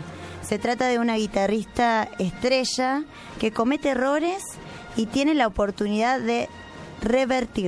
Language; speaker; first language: Spanish; native; Spanish